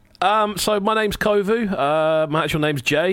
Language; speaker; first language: English; native; English